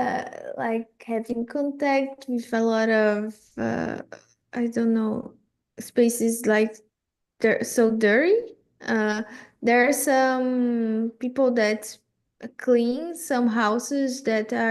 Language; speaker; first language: English; non-native, fluent; Portuguese